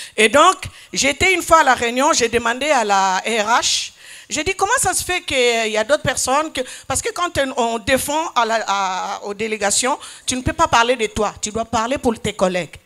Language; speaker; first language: French; non-native, local second language; Lingala